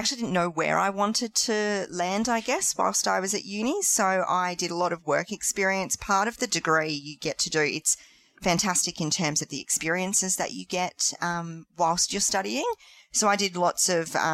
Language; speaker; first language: English; native; English